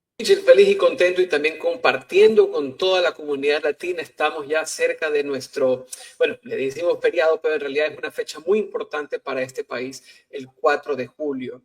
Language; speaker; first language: Spanish; native; Spanish